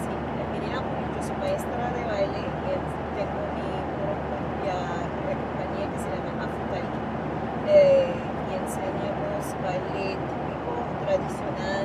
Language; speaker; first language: Spanish; non-native, fluent; Haitian Creole